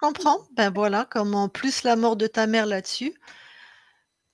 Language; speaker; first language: French; native; French